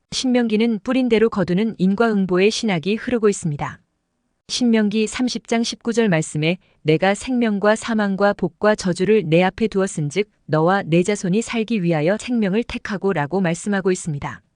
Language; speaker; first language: Korean; native; Korean